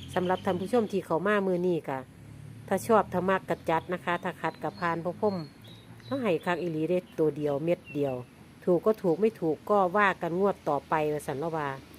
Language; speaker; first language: Thai; native; Thai